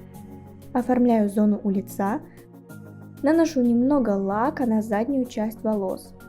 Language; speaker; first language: Russian; native; Russian